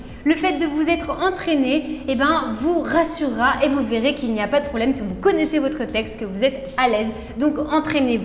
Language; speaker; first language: French; native; French